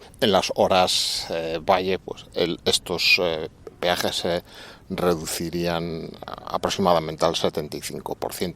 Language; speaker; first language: Spanish; native; Spanish